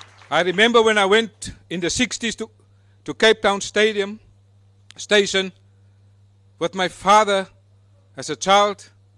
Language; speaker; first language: English; non-native, local second language; Afrikaans